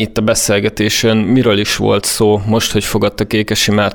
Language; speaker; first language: Hungarian; native; Hungarian